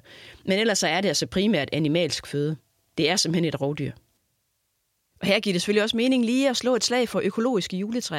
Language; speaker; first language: Danish; native; Danish